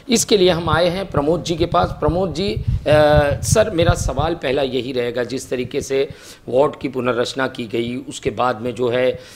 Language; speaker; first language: Hindi; non-native, local second language; Marathi